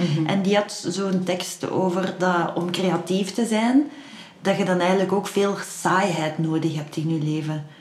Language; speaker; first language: Dutch; native; Dutch